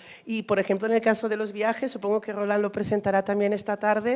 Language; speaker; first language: Spanish; native; Spanish